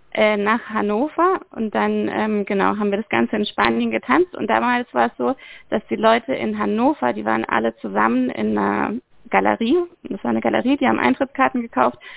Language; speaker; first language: German; native; German